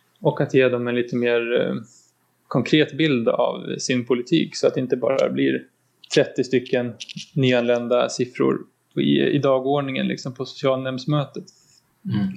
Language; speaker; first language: Swedish; native; Swedish